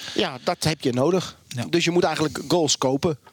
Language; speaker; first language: Dutch; native; Dutch